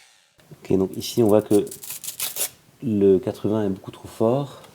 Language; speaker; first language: French; native; French